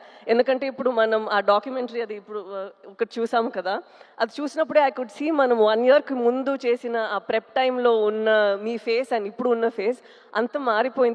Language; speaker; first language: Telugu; non-native, fluent; Tamil